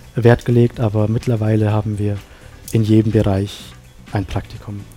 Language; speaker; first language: German; non-native, fluent; Sinhala